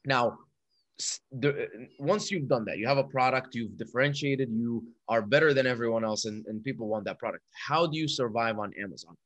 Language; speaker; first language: English; non-native, fluent; Arabic